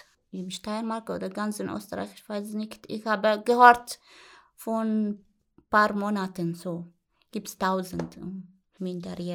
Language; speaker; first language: German; non-native, learner; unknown